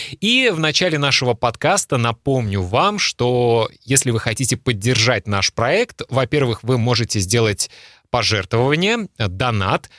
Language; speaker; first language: Russian; native; Russian